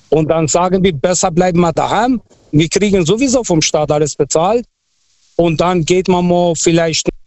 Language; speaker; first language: German; non-native, fluent; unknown